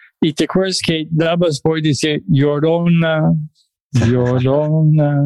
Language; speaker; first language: Spanish; non-native, fluent; English